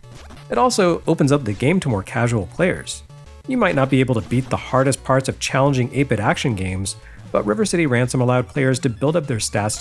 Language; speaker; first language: English; native; English